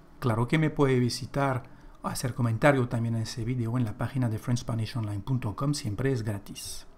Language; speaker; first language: Spanish; non-native, fluent; French